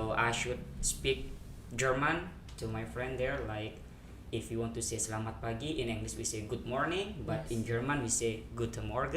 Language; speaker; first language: English; non-native, fluent; Indonesian